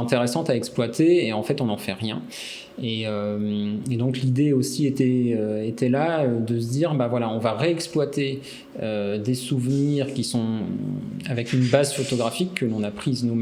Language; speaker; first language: French; native; French